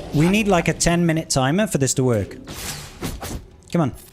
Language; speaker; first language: English; native; English